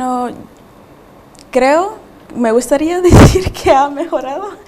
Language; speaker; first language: Spanish; early bilingual, heritage; Spanish